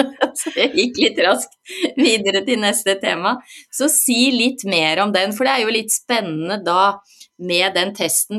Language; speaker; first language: Norwegian; native; Norwegian